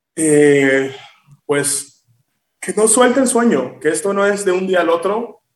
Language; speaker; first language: Spanish; early bilingual, heritage; Spanish